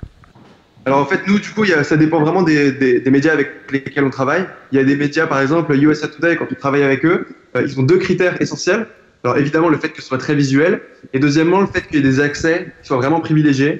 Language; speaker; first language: French; native; French